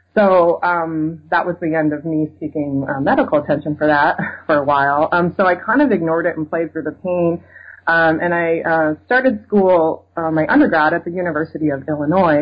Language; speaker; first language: English; native; English